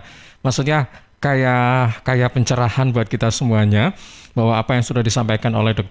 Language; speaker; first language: Indonesian; native; Indonesian